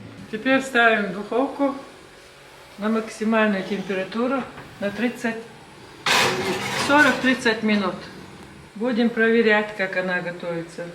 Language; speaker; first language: Russian; non-native, local second language; Chechen